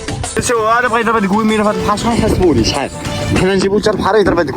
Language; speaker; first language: Arabic; native; Arabic